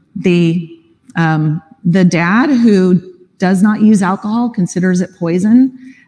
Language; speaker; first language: English; native; English